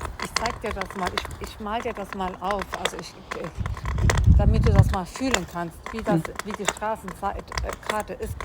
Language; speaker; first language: German; native; German